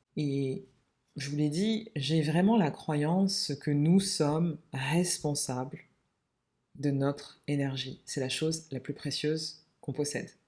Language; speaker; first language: French; native; French